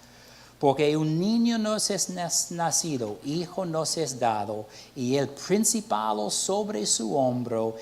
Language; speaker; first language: Spanish; non-native, fluent; English